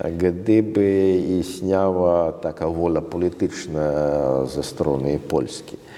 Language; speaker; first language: Polish; non-native, fluent; Russian